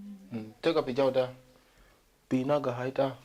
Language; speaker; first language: Chinese; non-native, fluent; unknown